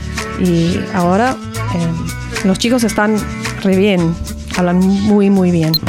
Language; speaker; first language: Spanish; non-native, learner; English